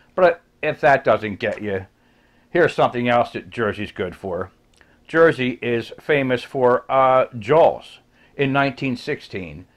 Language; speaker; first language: English; native; English